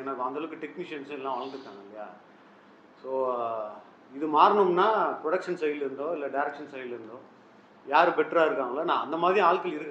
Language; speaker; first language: Tamil; native; Tamil